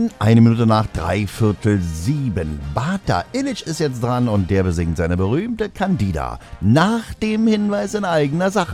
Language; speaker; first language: German; native; German